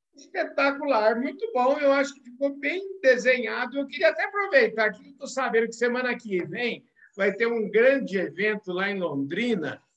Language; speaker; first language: Portuguese; native; Portuguese